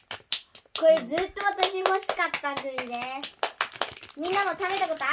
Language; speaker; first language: Japanese; non-native, learner; Filipino